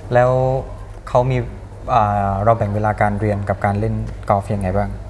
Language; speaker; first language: Thai; native; Thai